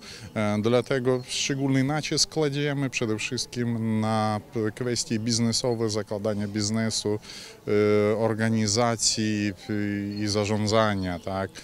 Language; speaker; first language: Polish; non-native, fluent; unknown